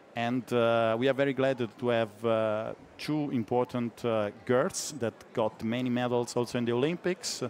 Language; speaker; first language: English; non-native, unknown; Italian